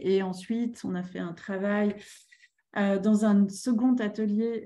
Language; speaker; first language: French; native; French